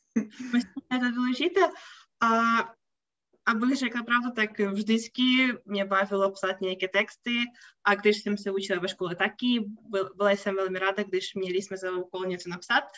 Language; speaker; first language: Czech; non-native, fluent; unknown